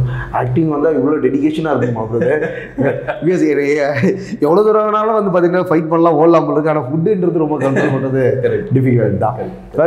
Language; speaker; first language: Tamil; native; Tamil